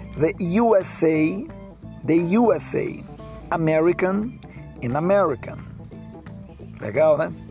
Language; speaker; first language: English; non-native, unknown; Portuguese